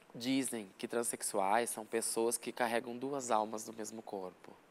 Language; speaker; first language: Portuguese; native; Portuguese